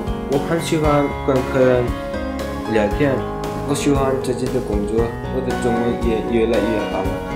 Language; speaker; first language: Chinese; non-native, learner; Nepali